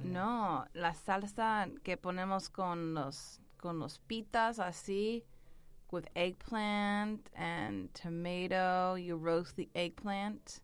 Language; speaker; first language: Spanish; early bilingual, heritage; English